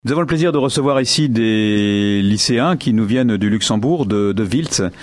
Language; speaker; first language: French; native; French